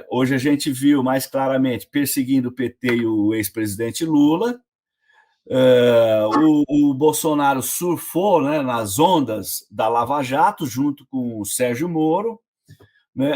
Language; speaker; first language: Portuguese; native; Portuguese